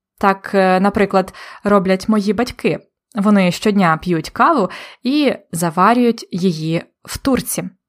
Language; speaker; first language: Ukrainian; native; Ukrainian